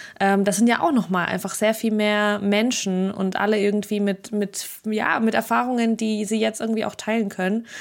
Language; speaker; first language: German; early bilingual, other home language; Russian